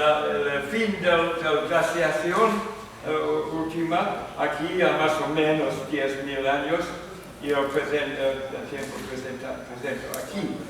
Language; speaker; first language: Spanish; non-native, fluent; English